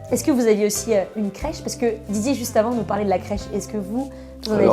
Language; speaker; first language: French; native; French